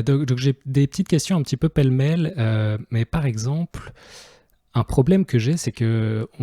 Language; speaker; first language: French; native; French